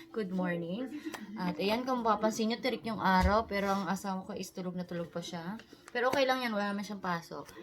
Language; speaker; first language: Filipino; native; Filipino